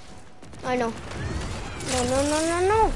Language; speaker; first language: Spanish; early bilingual, heritage; English